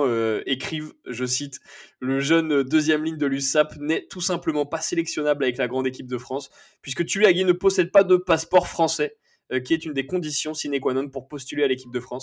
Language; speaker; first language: French; native; French